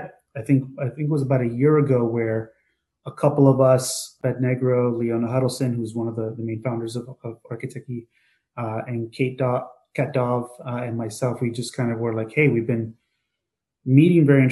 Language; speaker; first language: English; native; English